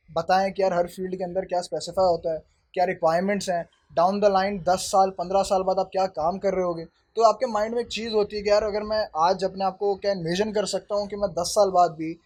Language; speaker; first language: Urdu; native; Urdu